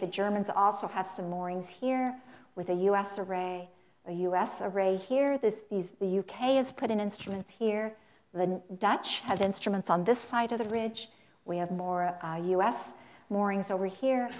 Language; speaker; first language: English; native; English